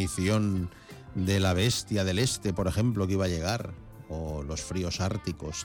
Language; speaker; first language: Spanish; native; Spanish